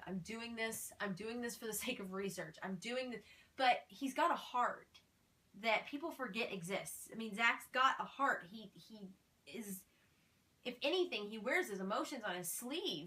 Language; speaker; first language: English; native; English